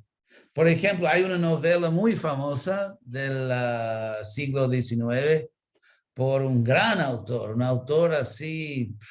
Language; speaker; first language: Spanish; non-native, fluent; English